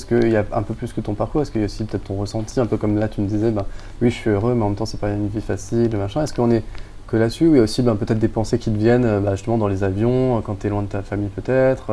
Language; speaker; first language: French; native; French